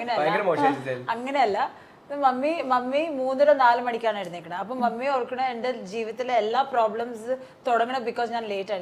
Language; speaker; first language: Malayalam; non-native, local second language; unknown